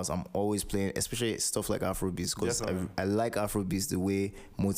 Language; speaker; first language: English; non-native, local second language; Yoruba